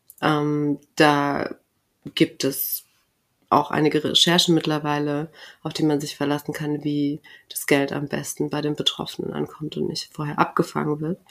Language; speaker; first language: German; early bilingual, other home language; Turkish